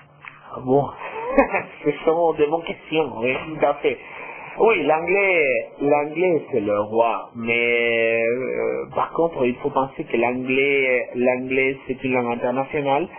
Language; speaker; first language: French; non-native, fluent; Spanish